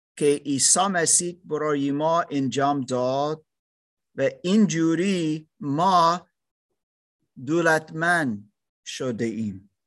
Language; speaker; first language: Persian; non-native, learner; German